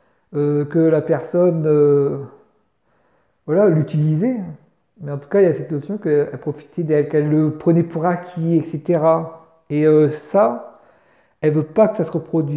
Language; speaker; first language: French; native; French